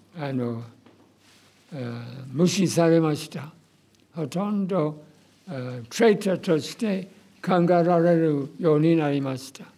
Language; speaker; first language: Japanese; non-native, fluent; English